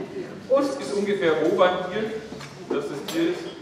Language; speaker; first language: German; native; German